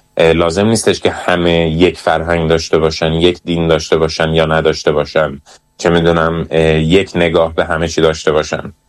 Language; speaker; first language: Persian; early bilingual, heritage; Persian